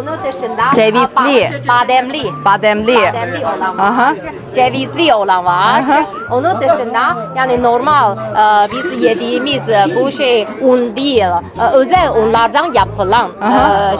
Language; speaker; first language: Turkish; non-native, learner; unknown